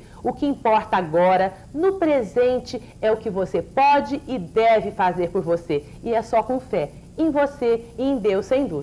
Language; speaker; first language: Portuguese; native; Portuguese